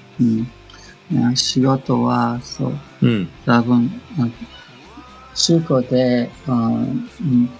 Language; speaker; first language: Japanese; non-native, learner; English